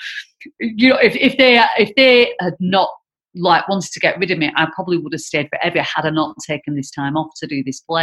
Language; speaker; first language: English; native; English